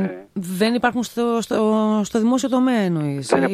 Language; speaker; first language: Greek; native; Greek